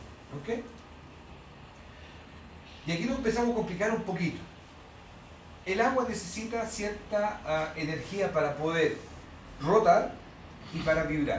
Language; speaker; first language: Spanish; native; Spanish